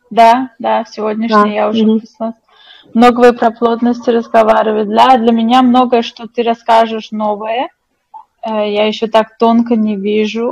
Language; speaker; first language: Russian; non-native, fluent; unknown